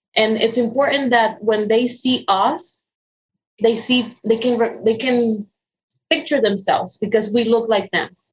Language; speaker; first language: English; non-native, fluent; Spanish